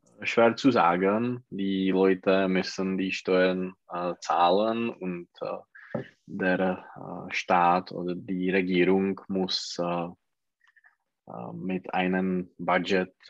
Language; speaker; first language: German; non-native, learner; Czech